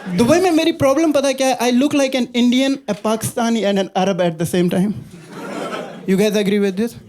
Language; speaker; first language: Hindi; non-native, local second language; Kashmiri